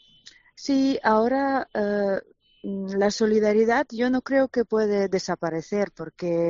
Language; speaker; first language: Spanish; non-native, fluent; Ukrainian